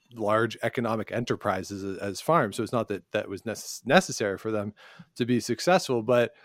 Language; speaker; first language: English; native; English